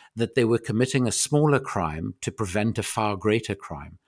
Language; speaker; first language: English; native; English